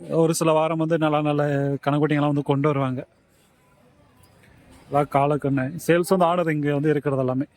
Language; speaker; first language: Tamil; native; Tamil